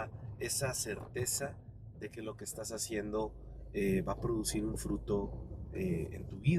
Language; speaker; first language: Spanish; native; Spanish